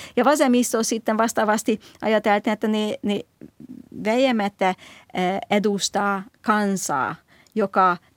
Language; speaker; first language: Finnish; non-native, fluent; Hungarian